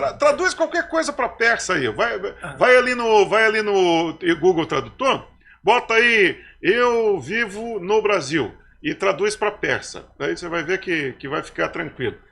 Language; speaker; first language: Portuguese; native; Portuguese